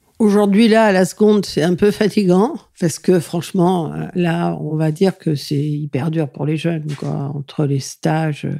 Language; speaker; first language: French; early bilingual, other home language; Catalan